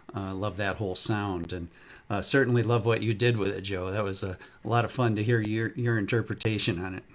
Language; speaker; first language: English; native; English